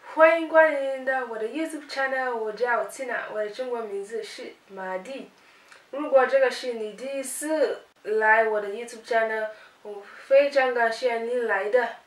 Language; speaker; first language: Chinese; non-native, learner; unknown